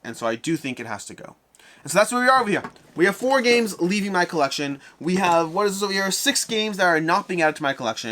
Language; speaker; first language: English; native; English